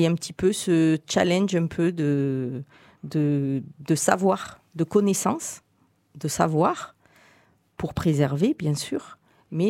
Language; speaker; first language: French; native; French